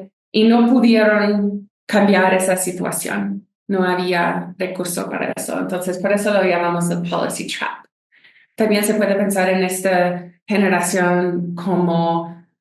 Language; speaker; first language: Spanish; non-native, fluent; English